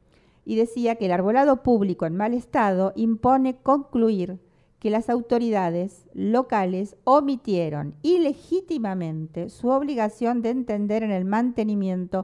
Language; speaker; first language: Spanish; native; Spanish